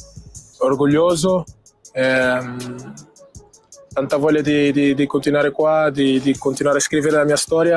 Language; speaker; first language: Italian; non-native, fluent; Portuguese